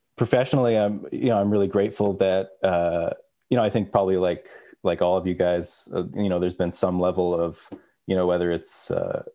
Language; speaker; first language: English; native; English